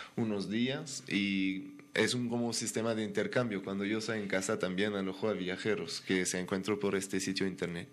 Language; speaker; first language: Spanish; non-native, fluent; French